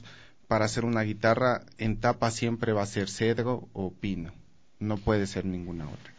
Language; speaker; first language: Spanish; native; Spanish